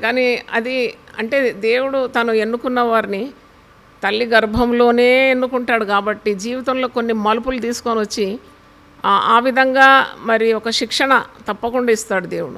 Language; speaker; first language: Telugu; non-native, local second language; Malayalam